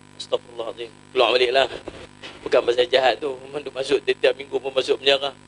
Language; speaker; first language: Malay; native; Malay